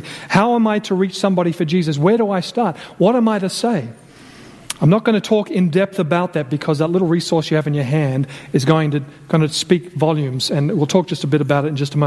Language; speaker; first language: English; native; English